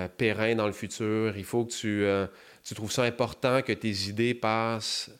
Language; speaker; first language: French; native; French